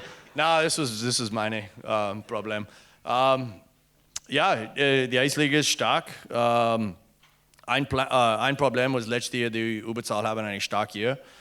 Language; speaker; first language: German; non-native, learner; English